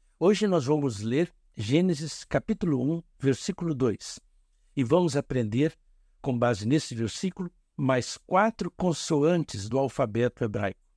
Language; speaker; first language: Portuguese; native; Portuguese